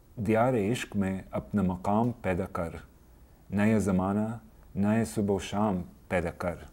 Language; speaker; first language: Urdu; non-native, fluent; English